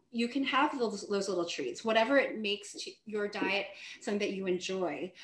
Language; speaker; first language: English; native; English